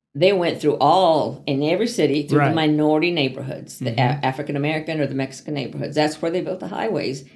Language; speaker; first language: English; native; English